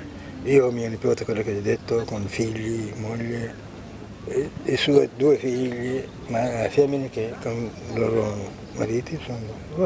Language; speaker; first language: Italian; non-native, fluent; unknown